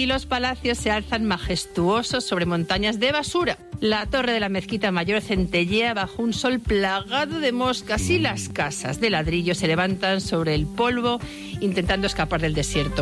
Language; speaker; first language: Spanish; native; Spanish